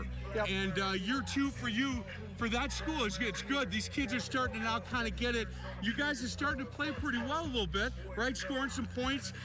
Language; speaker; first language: English; native; English